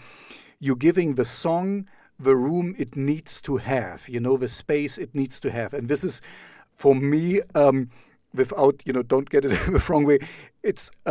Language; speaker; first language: English; non-native, fluent; German